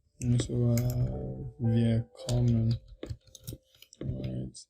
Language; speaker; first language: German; non-native, learner; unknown